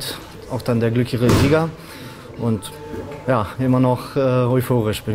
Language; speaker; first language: German; native; German